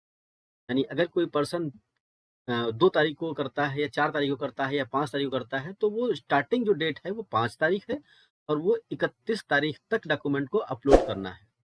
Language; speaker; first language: Hindi; native; Hindi